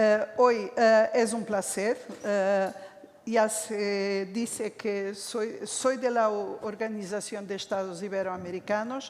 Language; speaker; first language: Spanish; non-native, fluent; Portuguese